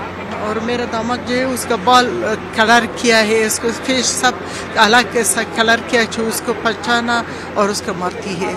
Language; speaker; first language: Hindi; non-native, learner; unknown